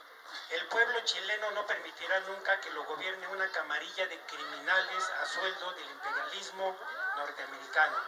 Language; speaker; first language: Spanish; native; Spanish